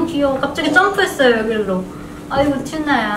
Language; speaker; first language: Korean; early bilingual, heritage; Korean